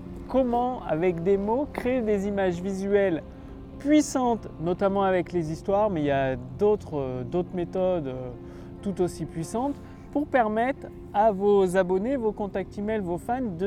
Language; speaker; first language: French; native; French